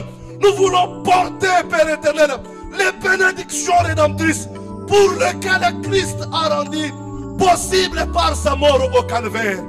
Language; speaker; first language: French; non-native, local second language; Swahili